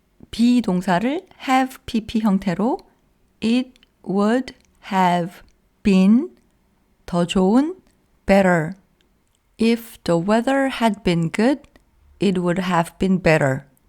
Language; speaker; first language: English; non-native, fluent; Korean